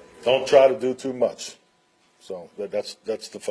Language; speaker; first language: English; native; English